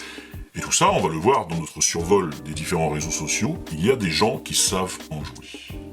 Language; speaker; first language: French; native; French